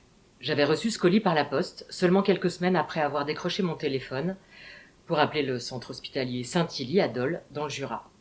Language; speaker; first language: French; native; French